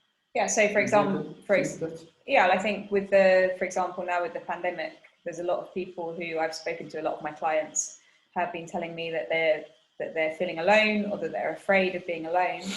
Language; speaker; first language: English; non-native, fluent; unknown